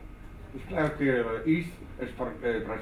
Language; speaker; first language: Portuguese; non-native, fluent; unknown